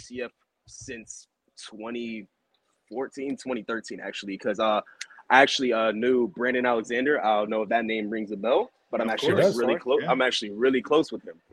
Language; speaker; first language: English; native; English